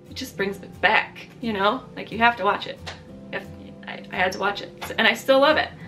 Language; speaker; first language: English; early bilingual, other home language; Italian